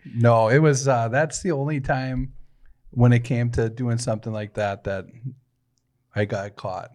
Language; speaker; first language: English; native; English